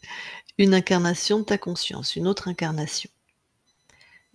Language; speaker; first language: French; native; French